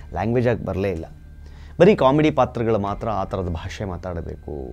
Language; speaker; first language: Kannada; non-native, local second language; Tulu